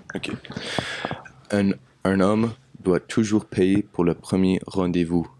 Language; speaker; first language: French; non-native, local second language; English